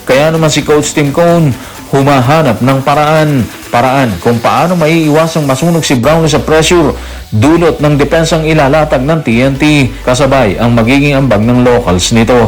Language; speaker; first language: Filipino; native; Filipino